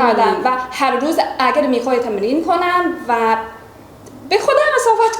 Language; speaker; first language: Persian; non-native, learner; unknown